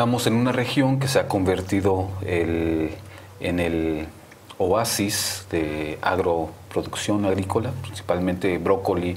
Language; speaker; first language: Spanish; native; Spanish